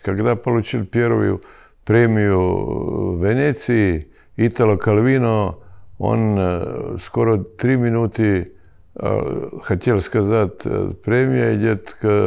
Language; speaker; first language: Russian; non-native, learner; Serbian